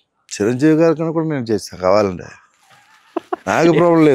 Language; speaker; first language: Telugu; non-native, learner; Malayalam